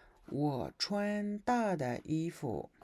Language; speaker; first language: Chinese; non-native, fluent; Mongolian